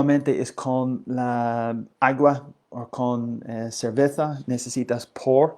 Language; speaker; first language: Spanish; non-native, learner; English